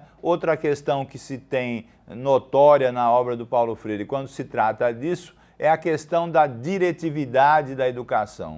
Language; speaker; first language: Portuguese; native; Portuguese